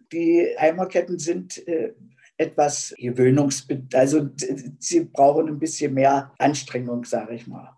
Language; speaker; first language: German; native; German